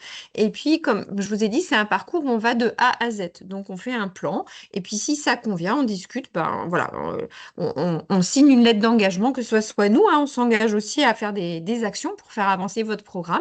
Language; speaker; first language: French; native; French